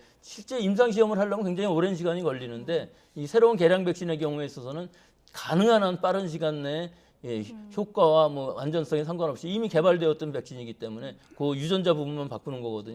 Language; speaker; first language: Korean; native; Korean